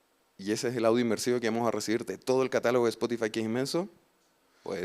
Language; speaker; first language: Spanish; native; Spanish